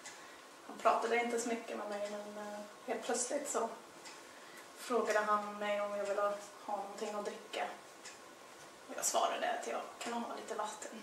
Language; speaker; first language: Swedish; non-native, fluent; English